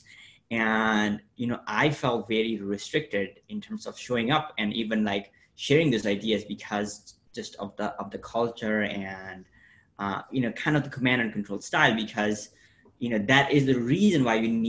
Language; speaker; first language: English; non-native, local second language; Nepali